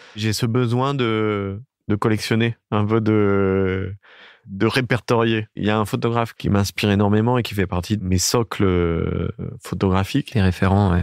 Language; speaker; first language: French; native; French